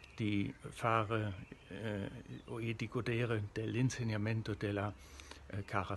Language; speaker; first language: Italian; non-native, learner; German